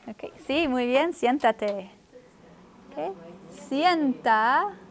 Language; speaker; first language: Spanish; non-native, fluent; English